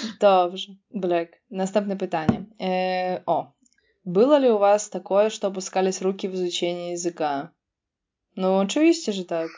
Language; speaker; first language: Polish; non-native, fluent; Russian